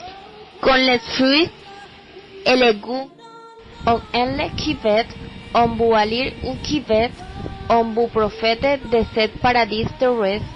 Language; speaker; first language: French; non-native, learner; Spanish